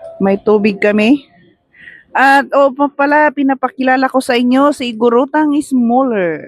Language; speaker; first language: Filipino; non-native, local second language; Cebuano